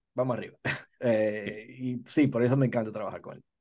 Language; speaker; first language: Spanish; native; Spanish